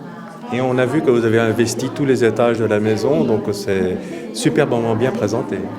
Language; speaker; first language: French; native; French